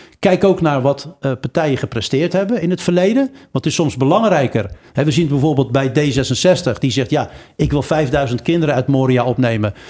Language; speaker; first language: Dutch; early bilingual, other home language; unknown